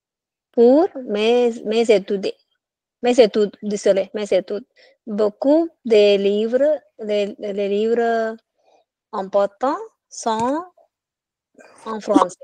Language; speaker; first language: French; non-native, learner; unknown